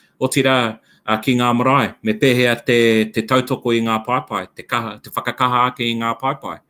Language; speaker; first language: Māori; non-native, local second language; English